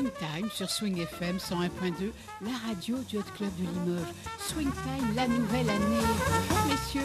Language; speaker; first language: French; native; French